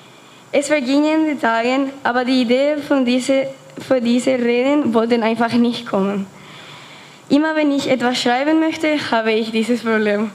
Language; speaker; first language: German; non-native, fluent; Spanish